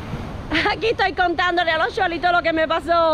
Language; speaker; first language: Spanish; native; Spanish